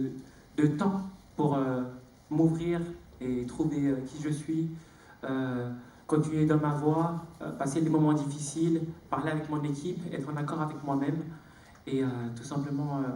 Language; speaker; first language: French; native; French